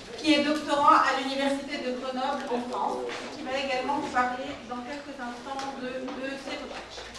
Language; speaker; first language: French; non-native, local second language; Arabic